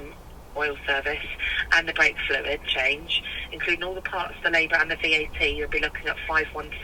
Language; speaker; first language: English; native; English